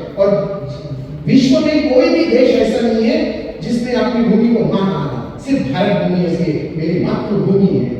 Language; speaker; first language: Hindi; non-native, local second language; Marathi